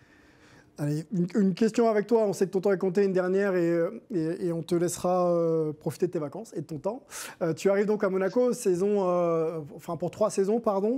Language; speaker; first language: French; native; French